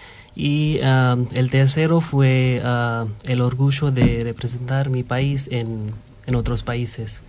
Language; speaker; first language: Spanish; non-native, fluent; Hindi